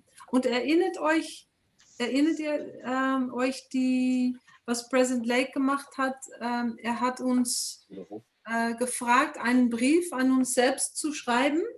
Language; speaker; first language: German; non-native, fluent; English